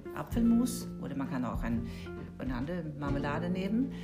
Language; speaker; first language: German; non-native, fluent; Swedish